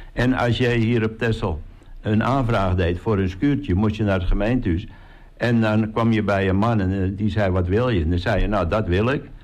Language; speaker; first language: Dutch; native; Dutch